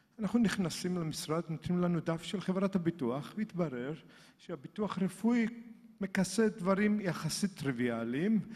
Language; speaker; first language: Hebrew; native; Hebrew